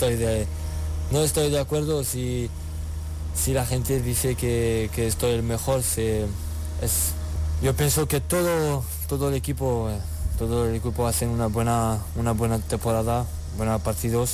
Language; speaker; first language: Spanish; non-native, learner; French